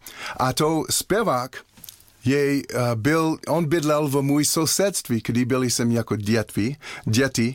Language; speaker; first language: Czech; non-native, learner; English